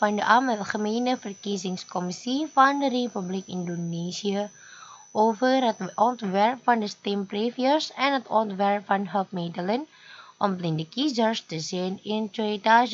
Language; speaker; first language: Dutch; non-native, fluent; Indonesian